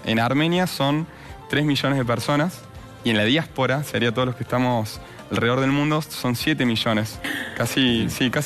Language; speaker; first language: Spanish; native; Spanish